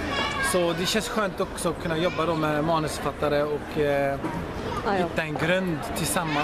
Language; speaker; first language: Swedish; early bilingual, other home language; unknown